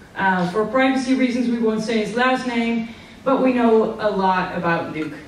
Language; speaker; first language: English; non-native, fluent; Dutch